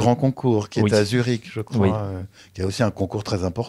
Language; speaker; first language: French; native; French